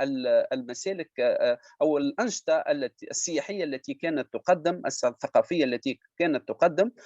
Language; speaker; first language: Arabic; native; Arabic